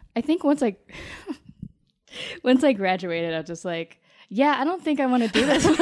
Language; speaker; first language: English; native; English